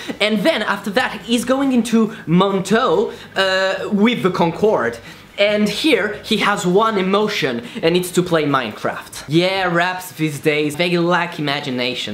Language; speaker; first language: English; non-native, fluent; French